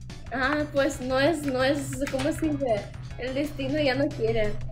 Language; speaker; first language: Spanish; non-native, fluent; Russian